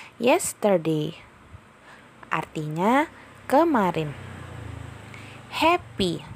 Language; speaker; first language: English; non-native, fluent; Indonesian